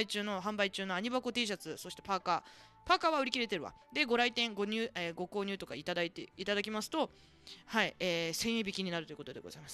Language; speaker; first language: Japanese; native; Japanese